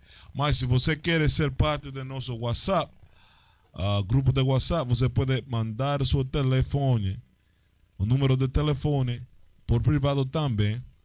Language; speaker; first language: Portuguese; non-native, learner; Spanish